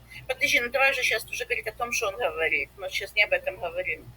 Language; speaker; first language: Russian; native; Russian